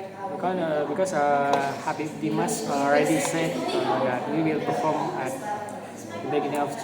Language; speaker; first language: English; non-native, learner; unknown